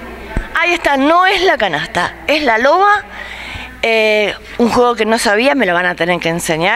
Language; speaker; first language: Spanish; native; Spanish